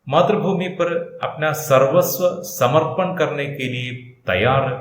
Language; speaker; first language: Hindi; non-native, local second language; Malayalam